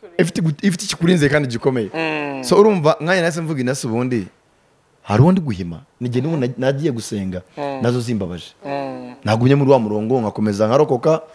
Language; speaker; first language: Kinyarwanda; early bilingual, heritage; Kinyarwanda